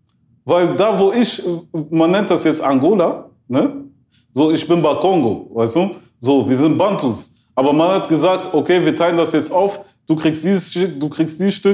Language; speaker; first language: German; early bilingual, other home language; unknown